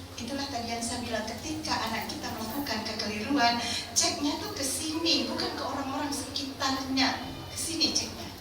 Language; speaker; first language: Indonesian; native; Indonesian